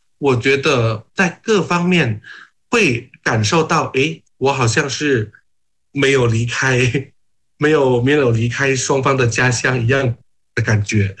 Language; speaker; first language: Chinese; non-native, fluent; Thai